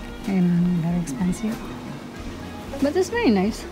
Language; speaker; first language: English; non-native, learner; Filipino